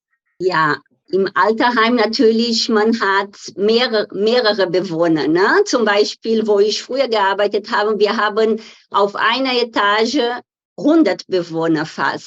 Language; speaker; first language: German; non-native, fluent; Portuguese